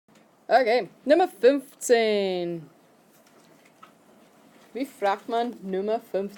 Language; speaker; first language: German; non-native, fluent; English